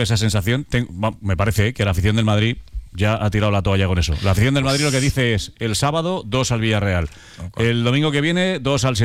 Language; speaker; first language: Spanish; native; Spanish